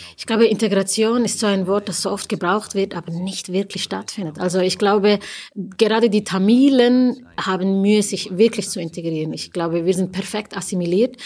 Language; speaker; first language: German; early bilingual, other home language; Tamil